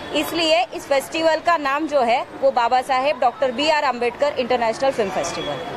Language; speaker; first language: Hindi; non-native, local second language; Marathi